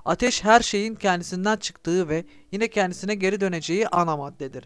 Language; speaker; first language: Turkish; native; Turkish